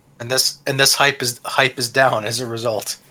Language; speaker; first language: English; native; English